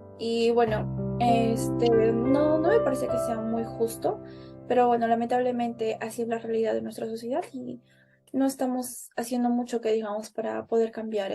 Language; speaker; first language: Spanish; native; Spanish